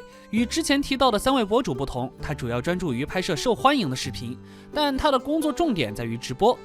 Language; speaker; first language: Chinese; native; Chinese